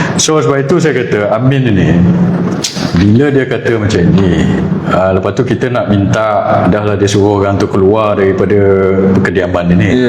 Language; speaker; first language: Malay; native; Malay